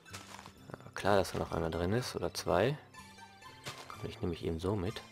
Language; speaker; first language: German; native; German